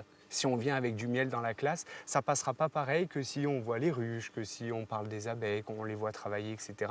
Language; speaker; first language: French; native; French